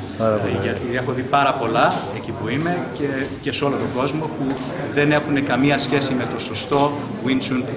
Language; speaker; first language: Greek; early bilingual, heritage; Greek